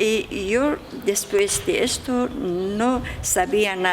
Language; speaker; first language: Spanish; non-native, learner; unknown